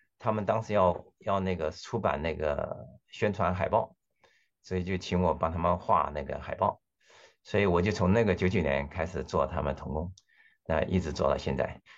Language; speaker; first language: Chinese; non-native, local second language; Cantonese